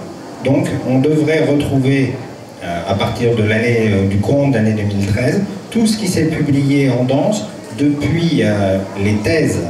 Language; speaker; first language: French; native; French